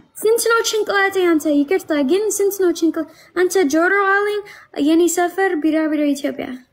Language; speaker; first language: Amharic; non-native, learner; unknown